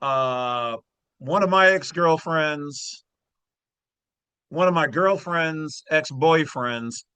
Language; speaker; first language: English; native; English